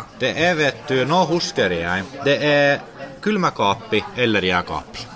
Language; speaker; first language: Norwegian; non-native, fluent; Finnish